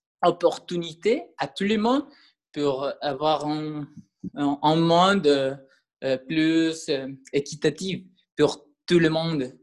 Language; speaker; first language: French; non-native, learner; Spanish